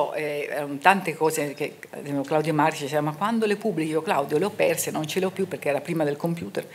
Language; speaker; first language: Italian; native; Italian